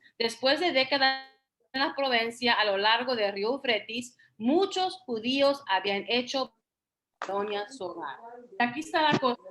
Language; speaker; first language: Spanish; early bilingual, heritage; Spanish